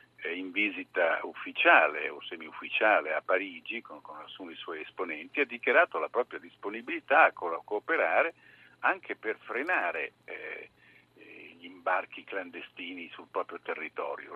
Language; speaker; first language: Italian; native; Italian